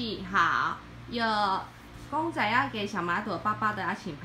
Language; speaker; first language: Chinese; native; Chinese